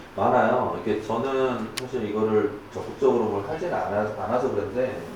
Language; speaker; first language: Korean; native; Korean